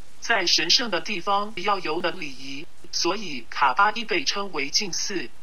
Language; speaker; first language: Chinese; non-native, local second language; Cantonese